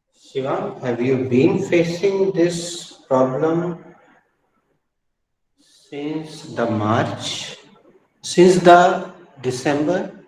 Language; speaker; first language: English; non-native, local second language; Hindi